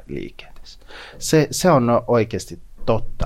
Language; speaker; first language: Finnish; non-native, fluent; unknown